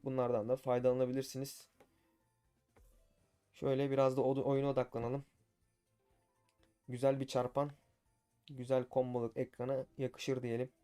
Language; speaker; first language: Turkish; native; Turkish